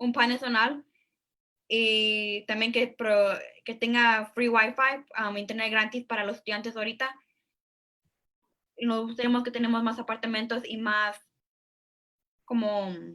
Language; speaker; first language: Spanish; early bilingual, heritage; Spanish